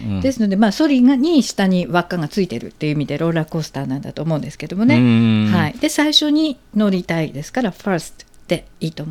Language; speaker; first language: Japanese; native; Japanese